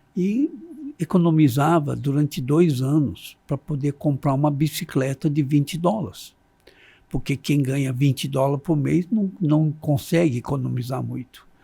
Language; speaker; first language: Portuguese; non-native, fluent; Chinese